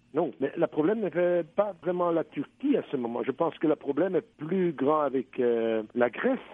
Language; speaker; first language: French; non-native, local second language; Dutch